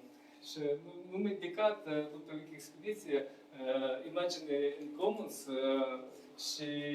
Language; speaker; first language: Romanian; non-native, learner; Ukrainian